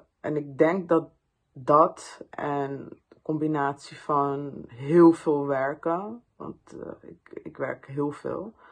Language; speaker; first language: Dutch; early bilingual, other home language; Persian